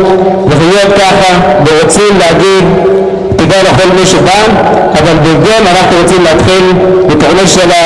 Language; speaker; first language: Hebrew; non-native, fluent; Arabic